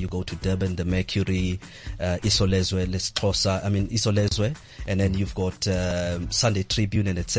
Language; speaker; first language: English; non-native, local second language; Southern Sotho